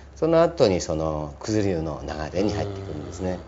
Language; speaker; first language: Japanese; native; Japanese